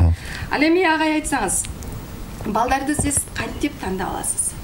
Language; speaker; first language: Kyrgyz; native; Kyrgyz